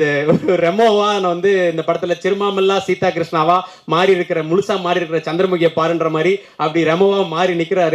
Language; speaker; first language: Tamil; native; Tamil